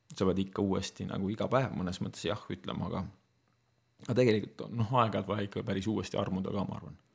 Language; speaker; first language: Estonian; native; Estonian